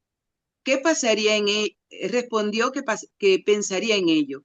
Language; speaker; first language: Spanish; native; Spanish